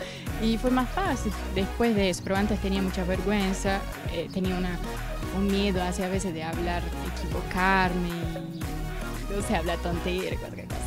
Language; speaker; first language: Spanish; non-native, fluent; Portuguese